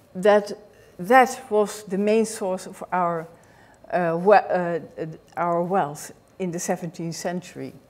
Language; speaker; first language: English; non-native, fluent; Dutch